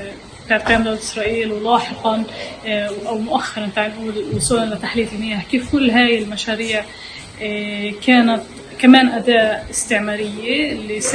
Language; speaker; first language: Arabic; native; Arabic